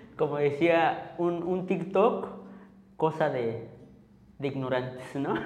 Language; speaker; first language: Spanish; non-native, local second language; Tzotzil